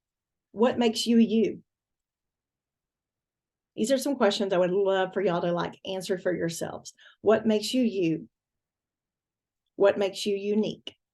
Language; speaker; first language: English; native; English